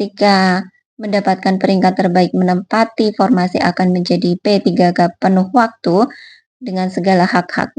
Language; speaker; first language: Indonesian; native; Indonesian